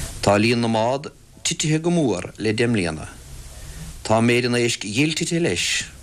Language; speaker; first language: Irish; native; Irish